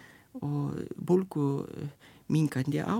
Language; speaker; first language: Icelandic; non-native, fluent; Lithuanian